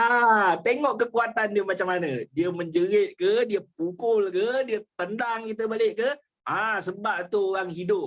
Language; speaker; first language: Malay; native; Malay